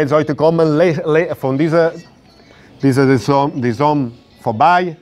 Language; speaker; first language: German; non-native, learner; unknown